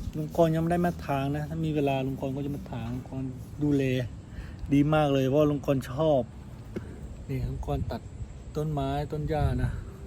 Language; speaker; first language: Thai; native; Thai